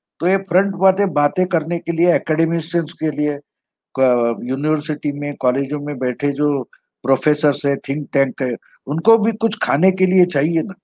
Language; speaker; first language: Hindi; non-native, local second language; Marathi